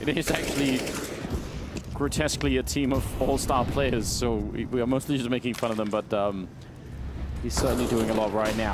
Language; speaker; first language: English; native; English